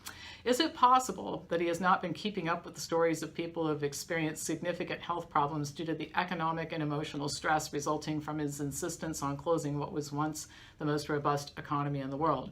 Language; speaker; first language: English; native; English